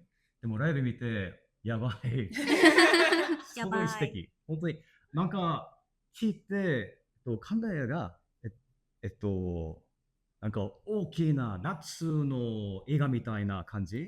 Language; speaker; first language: Japanese; non-native, learner; English